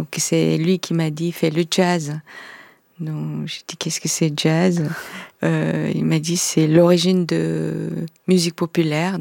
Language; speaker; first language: French; non-native, fluent; Korean